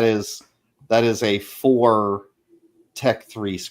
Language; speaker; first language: English; native; English